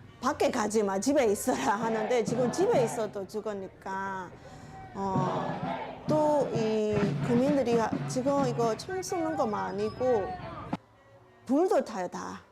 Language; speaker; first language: Korean; non-native, learner; Burmese